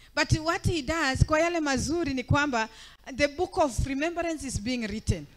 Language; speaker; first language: English; non-native, local second language; Swahili